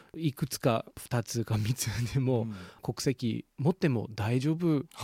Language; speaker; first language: Japanese; non-native, fluent; English